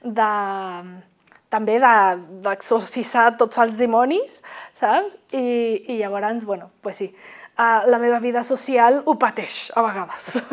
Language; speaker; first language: Catalan; non-native, fluent; Spanish